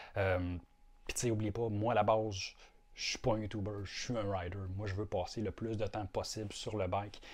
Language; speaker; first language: French; native; French